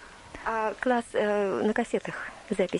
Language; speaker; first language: Russian; native; Russian